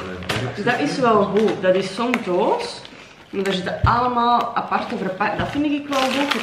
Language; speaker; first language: Dutch; native; Dutch